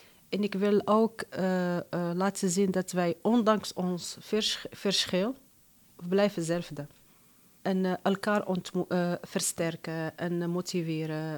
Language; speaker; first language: Dutch; non-native, fluent; Arabic